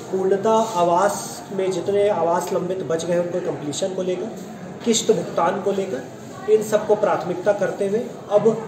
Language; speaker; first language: Hindi; native; Hindi